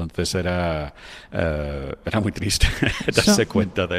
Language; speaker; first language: Spanish; non-native, fluent; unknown